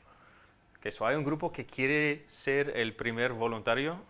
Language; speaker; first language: Spanish; non-native, fluent; English